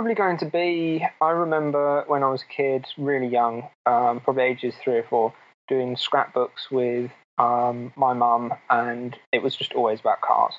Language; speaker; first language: English; native; English